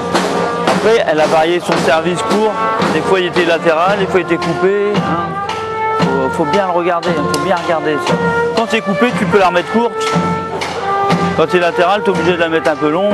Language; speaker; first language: French; native; French